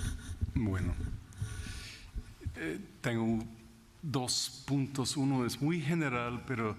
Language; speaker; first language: Spanish; non-native, fluent; English